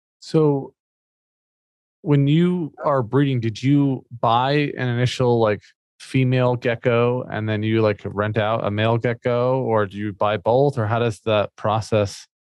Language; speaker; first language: English; native; English